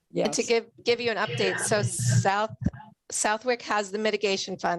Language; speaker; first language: English; native; English